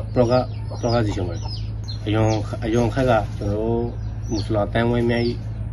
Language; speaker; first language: Burmese; non-native, local second language; Rohingya